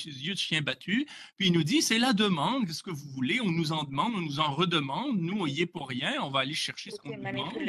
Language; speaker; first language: French; native; French